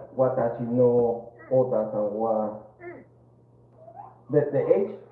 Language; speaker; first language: Japanese; non-native, learner; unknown